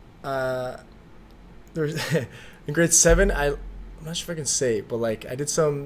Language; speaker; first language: English; early bilingual, other home language; Vietnamese